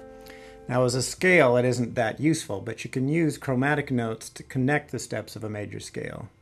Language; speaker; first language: English; native; English